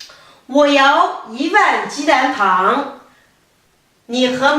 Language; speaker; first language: Chinese; non-native, fluent; Kazakh